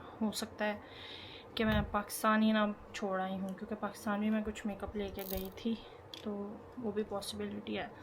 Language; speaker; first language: Urdu; native; Urdu